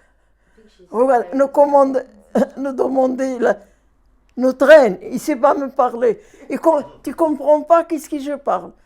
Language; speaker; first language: French; non-native, learner; Arabic